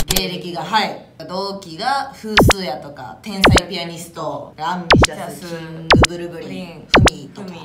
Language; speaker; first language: Japanese; native; Japanese